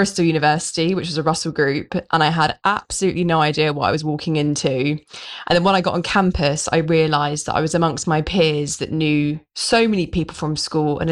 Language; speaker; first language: English; native; English